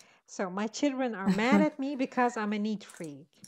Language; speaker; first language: English; non-native, fluent; Persian